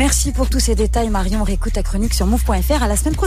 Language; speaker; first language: French; native; French